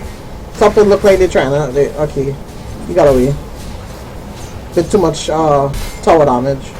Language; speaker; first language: English; native; English